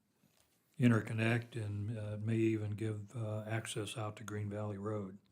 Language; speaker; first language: English; native; English